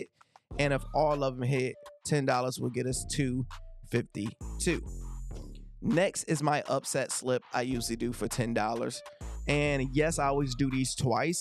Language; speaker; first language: English; native; English